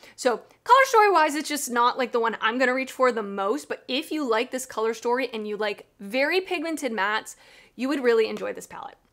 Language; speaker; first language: English; native; English